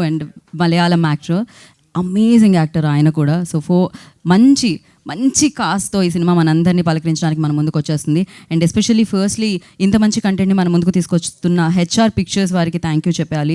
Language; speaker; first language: Telugu; native; Telugu